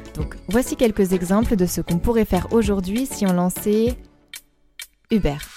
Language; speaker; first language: French; native; French